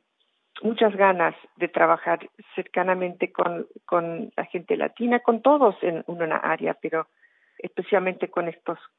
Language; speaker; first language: Spanish; early bilingual, heritage; Spanish